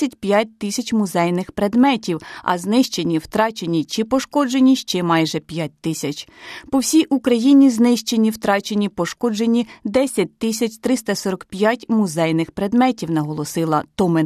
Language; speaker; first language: Ukrainian; native; Ukrainian